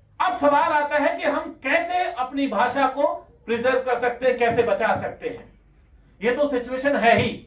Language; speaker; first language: Hindi; non-native, local second language; Rajasthani